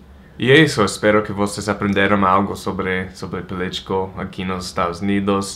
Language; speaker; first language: Portuguese; non-native, fluent; English